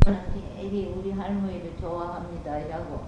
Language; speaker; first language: Korean; native; Korean